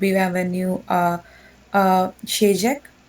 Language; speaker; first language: French; non-native, learner; Hindi